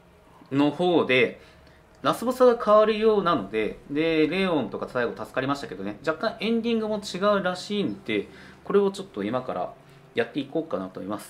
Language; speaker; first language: Japanese; native; Japanese